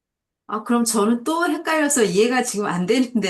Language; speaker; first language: Korean; native; Korean